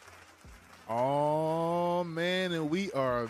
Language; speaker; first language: English; native; English